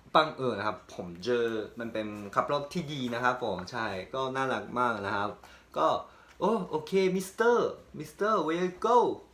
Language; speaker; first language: Thai; non-native, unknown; Japanese